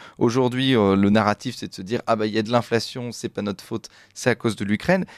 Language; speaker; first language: French; native; French